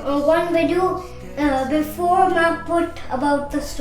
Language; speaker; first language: English; early bilingual, other home language; Hindi